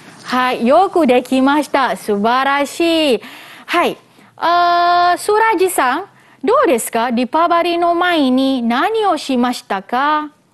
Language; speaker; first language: Japanese; non-native, fluent; Malay